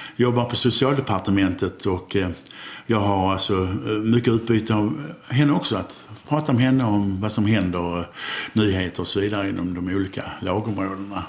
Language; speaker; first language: Swedish; native; Swedish